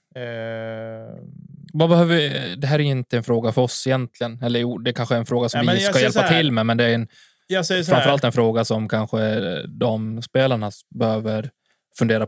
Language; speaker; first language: Swedish; native; Swedish